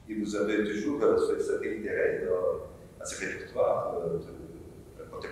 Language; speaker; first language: French; non-native, learner; Portuguese